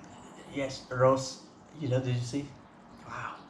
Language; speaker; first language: English; non-native, local second language; Khmer